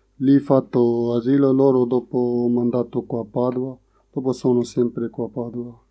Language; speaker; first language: Italian; non-native, learner; Punjabi